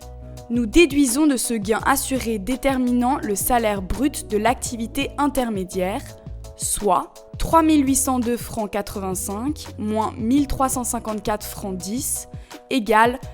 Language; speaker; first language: French; native; French